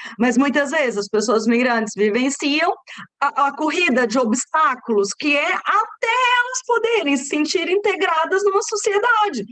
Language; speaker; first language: Portuguese; native; Portuguese